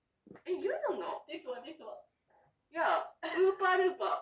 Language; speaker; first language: English; non-native, learner; Japanese